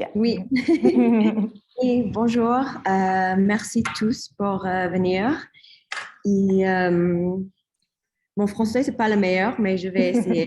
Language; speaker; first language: French; non-native, learner; English